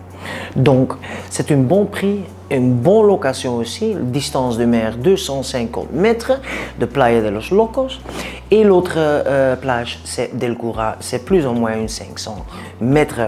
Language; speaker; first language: French; non-native, learner; Spanish